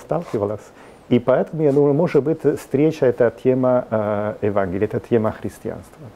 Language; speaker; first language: Russian; non-native, fluent; Italian